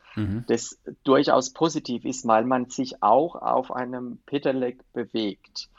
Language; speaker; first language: German; native; German